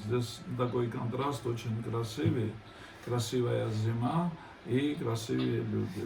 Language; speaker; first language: Russian; non-native, fluent; Georgian